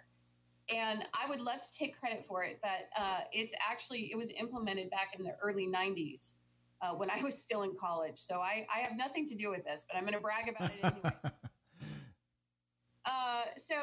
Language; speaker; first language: English; native; English